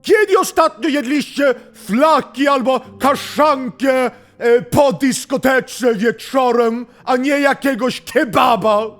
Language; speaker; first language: Polish; non-native, learner; Swedish